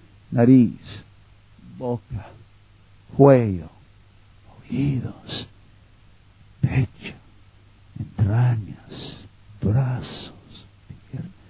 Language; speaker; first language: Spanish; non-native, fluent; English